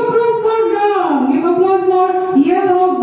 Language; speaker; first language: English; non-native, learner; Indonesian